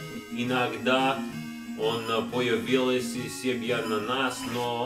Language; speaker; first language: Russian; non-native, learner; English